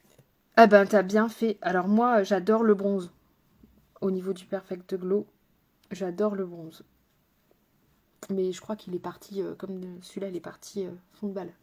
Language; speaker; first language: French; native; French